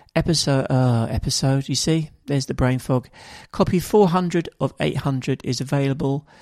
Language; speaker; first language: English; native; English